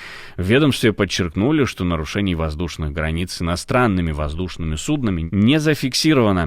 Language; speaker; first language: Russian; native; Russian